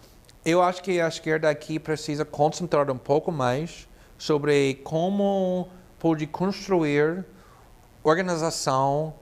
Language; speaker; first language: Portuguese; non-native, fluent; English